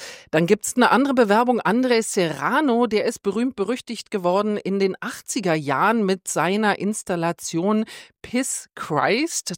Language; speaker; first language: German; native; German